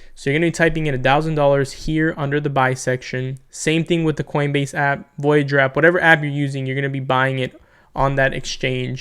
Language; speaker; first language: English; native; English